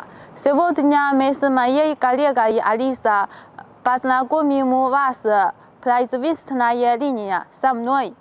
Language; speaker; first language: Russian; non-native, learner; Chinese